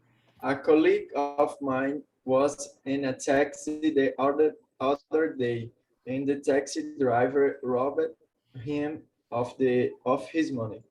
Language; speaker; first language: English; non-native, learner; Portuguese